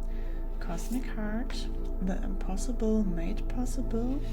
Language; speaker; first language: English; non-native, fluent; German